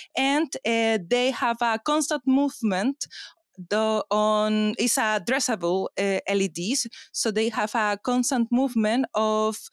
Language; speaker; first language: English; non-native, fluent; Spanish